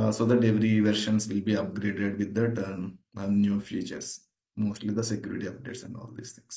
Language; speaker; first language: English; non-native, local second language; Telugu